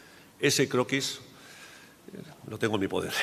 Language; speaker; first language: Spanish; native; Spanish